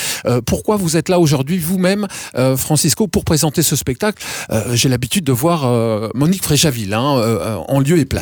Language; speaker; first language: French; native; French